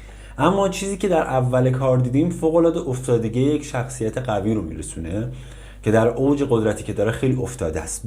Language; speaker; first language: Persian; native; Persian